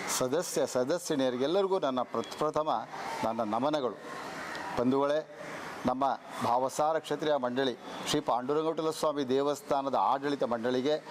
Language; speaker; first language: Kannada; non-native, local second language; Marathi